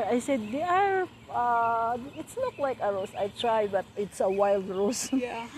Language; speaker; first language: English; non-native, local second language; Cebuano